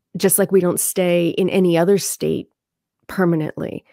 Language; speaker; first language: English; native; English